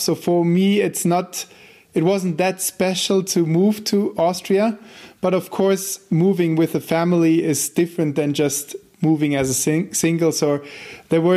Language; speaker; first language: English; non-native, fluent; German